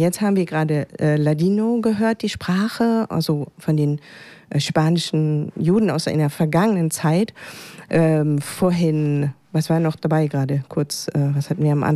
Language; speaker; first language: German; native; German